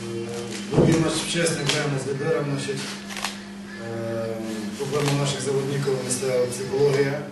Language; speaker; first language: Polish; non-native, learner; Ukrainian